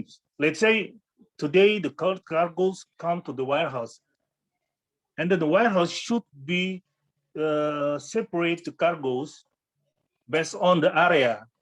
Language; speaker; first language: English; non-native, fluent; Indonesian